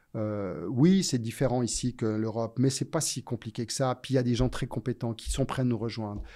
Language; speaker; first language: French; native; French